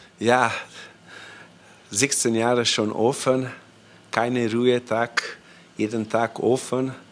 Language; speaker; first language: German; non-native, learner; Slovenian